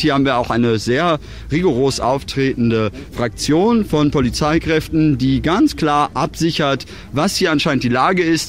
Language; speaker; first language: German; native; German